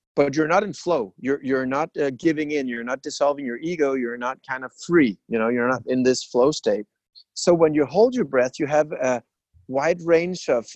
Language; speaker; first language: English; non-native, fluent; Danish